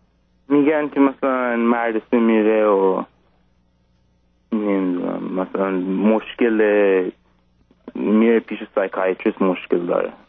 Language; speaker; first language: Persian; early bilingual, heritage; Persian